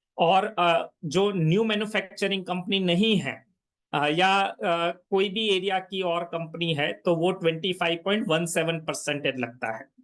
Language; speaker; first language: Hindi; non-native, local second language; Gujarati